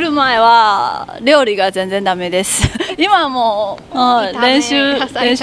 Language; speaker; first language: Japanese; non-native, learner; Chinese